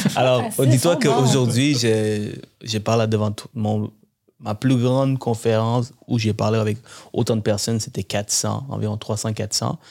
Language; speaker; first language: French; early bilingual, other home language; Tamil